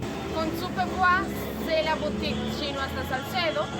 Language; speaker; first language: French; non-native, learner; Spanish